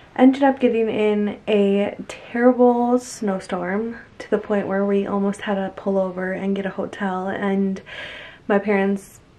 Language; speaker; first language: English; native; English